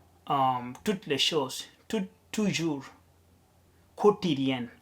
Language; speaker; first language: French; non-native, learner; Arabic